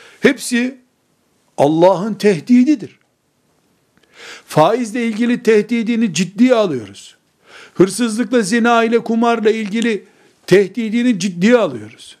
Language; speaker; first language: Turkish; native; Turkish